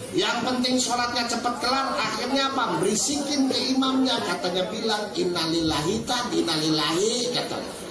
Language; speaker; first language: Indonesian; non-native, local second language; Javanese